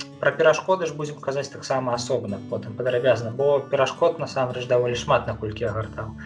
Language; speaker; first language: Belarusian; native; Belarusian